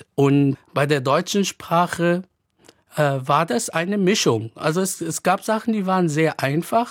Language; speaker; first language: German; non-native, fluent; Arabic